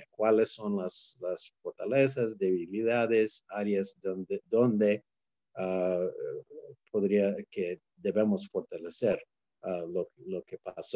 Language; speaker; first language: Spanish; non-native, fluent; English